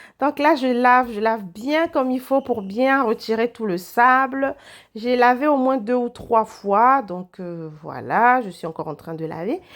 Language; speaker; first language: French; non-native, local second language; Lingala